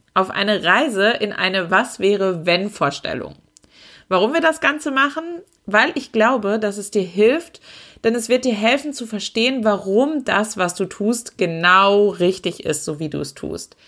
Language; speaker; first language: German; native; German